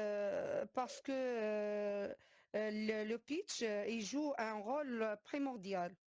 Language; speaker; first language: French; non-native, learner; Arabic